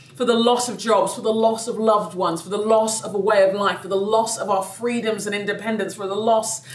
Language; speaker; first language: English; native; English